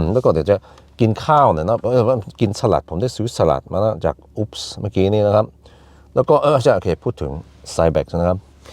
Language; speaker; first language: Thai; non-native, fluent; Swedish